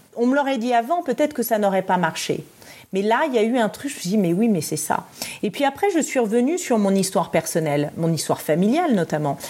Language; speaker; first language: French; native; French